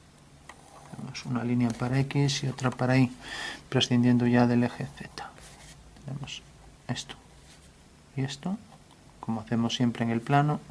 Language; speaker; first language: Spanish; native; Spanish